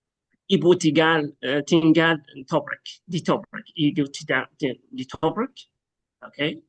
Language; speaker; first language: Indonesian; non-native, learner; Arabic